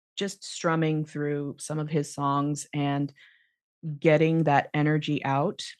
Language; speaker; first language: English; native; English